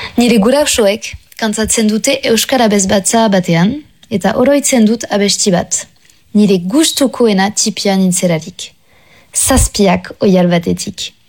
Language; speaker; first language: Basque; non-native, local second language; French